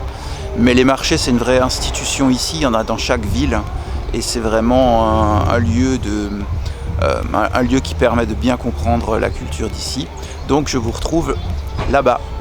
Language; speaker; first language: French; native; French